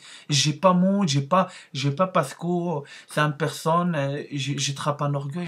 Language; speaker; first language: French; non-native, learner; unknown